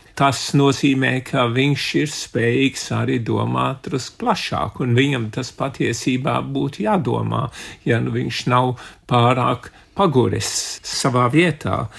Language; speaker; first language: Latvian; early bilingual, heritage; Latvian